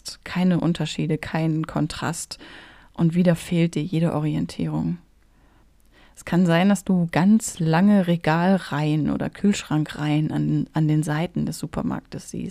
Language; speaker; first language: German; native; German